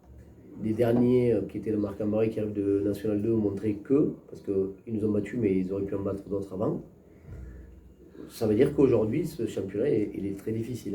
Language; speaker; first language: French; native; French